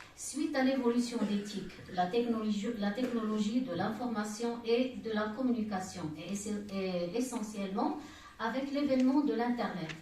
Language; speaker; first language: French; non-native, local second language; Arabic